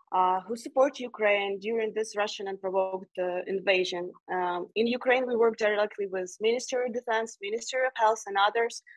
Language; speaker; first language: English; non-native, fluent; Ukrainian